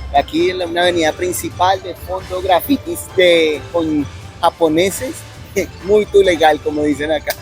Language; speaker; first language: Spanish; native; Spanish